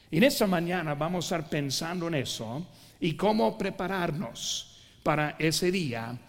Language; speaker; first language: Spanish; non-native, fluent; English